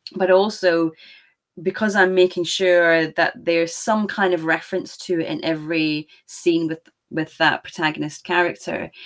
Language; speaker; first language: English; native; English